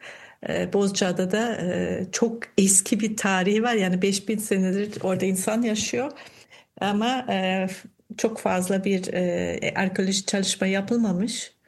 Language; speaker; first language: Turkish; non-native, fluent; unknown